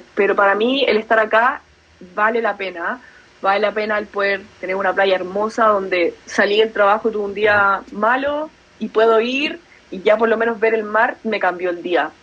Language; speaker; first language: Spanish; native; Spanish